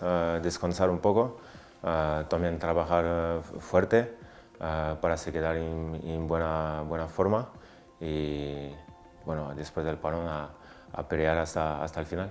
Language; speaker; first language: Spanish; non-native, learner; French